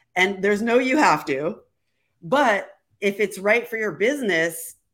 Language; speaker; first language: English; native; English